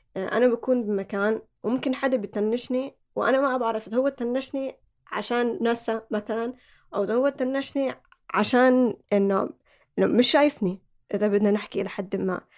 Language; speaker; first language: Arabic; early bilingual, other home language; Somali